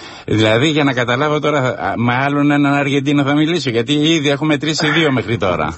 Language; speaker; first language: Greek; native; Greek